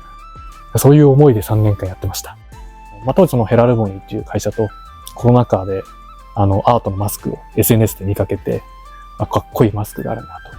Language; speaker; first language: Japanese; native; Japanese